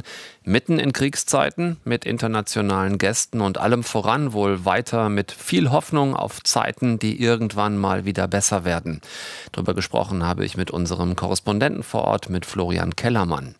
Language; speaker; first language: German; native; German